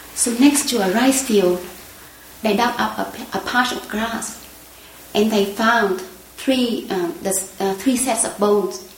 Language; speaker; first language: English; non-native, fluent; Vietnamese